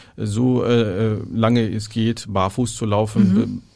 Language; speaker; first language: German; non-native, fluent; Arabic